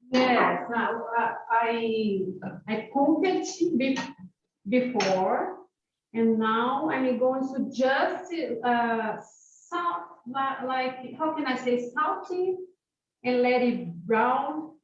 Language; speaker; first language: English; non-native, learner; Portuguese